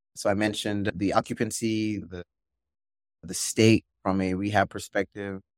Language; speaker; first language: English; native; English